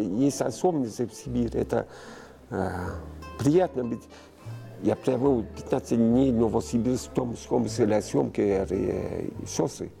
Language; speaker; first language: Russian; early bilingual, heritage; Russian